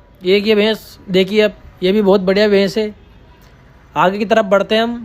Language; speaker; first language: Hindi; native; Hindi